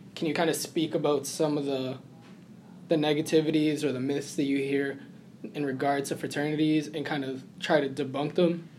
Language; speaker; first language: English; native; English